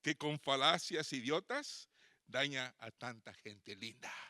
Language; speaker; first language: Spanish; native; Spanish